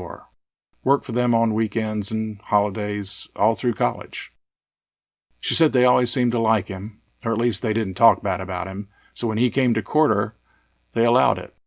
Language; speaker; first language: English; native; English